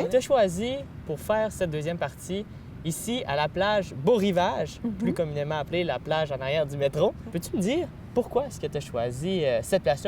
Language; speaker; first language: French; native; French